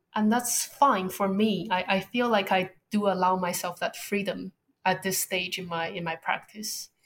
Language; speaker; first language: English; non-native, fluent; Chinese